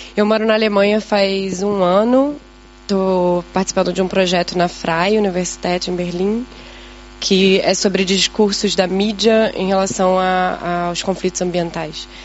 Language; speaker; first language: Portuguese; native; Portuguese